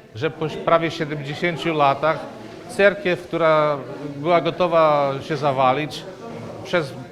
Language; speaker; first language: Polish; non-native, local second language; Rusyn